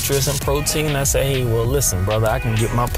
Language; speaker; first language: English; native; English